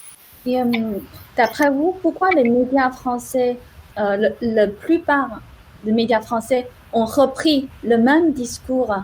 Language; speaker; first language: French; non-native, fluent; Chinese